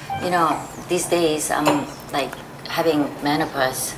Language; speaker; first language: English; non-native, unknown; Korean